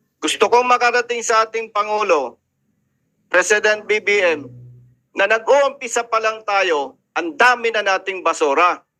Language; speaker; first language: Filipino; native; Filipino